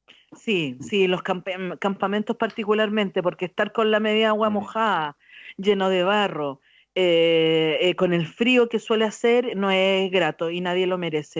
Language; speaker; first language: Spanish; native; Spanish